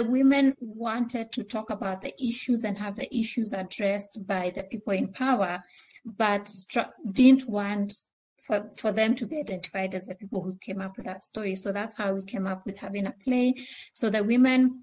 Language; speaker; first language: English; non-native, local second language; Swahili